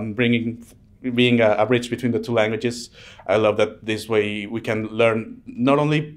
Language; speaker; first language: English; non-native, fluent; Spanish